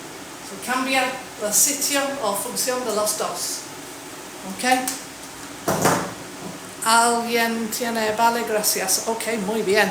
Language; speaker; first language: Spanish; non-native, fluent; English